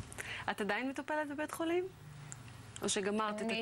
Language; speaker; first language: Hebrew; native; Hebrew